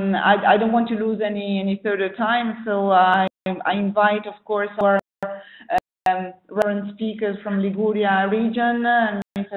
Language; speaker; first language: English; non-native, fluent; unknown